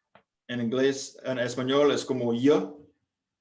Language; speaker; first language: Spanish; non-native, fluent; English